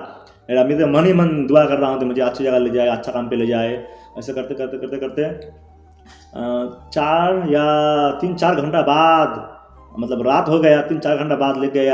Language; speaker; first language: Hindi; non-native, local second language; Bangla